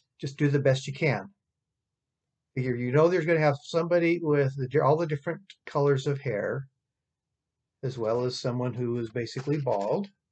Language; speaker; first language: English; native; English